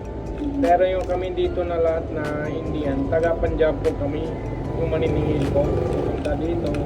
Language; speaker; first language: Filipino; non-native, learner; Punjabi